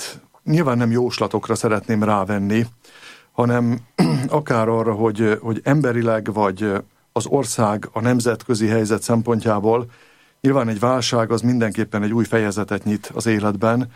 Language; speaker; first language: Hungarian; native; Hungarian